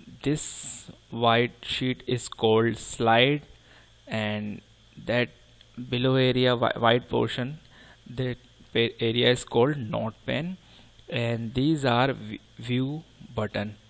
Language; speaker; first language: English; non-native, local second language; Hindi